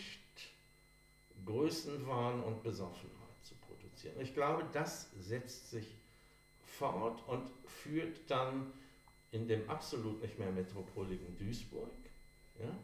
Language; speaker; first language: German; native; German